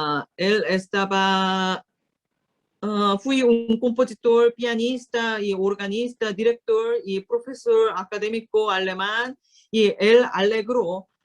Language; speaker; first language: Spanish; non-native, learner; Korean